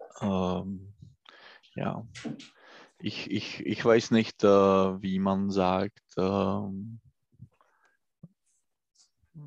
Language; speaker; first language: German; non-native, learner; Czech